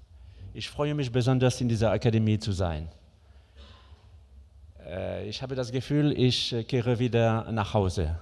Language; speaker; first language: German; non-native, fluent; French